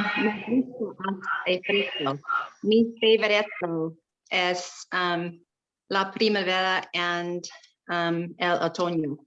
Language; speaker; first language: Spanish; non-native, learner; English